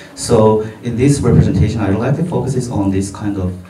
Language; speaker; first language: English; non-native, fluent; Korean